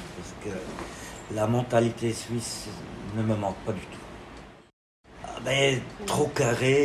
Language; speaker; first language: French; non-native, local second language; German